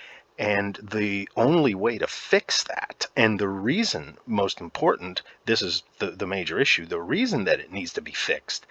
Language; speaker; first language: English; native; English